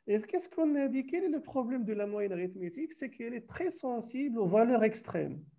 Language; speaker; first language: French; non-native, local second language; Arabic